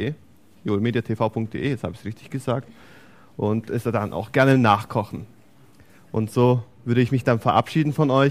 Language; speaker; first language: German; native; German